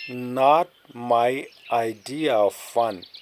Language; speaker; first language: English; non-native, local second language; Urdu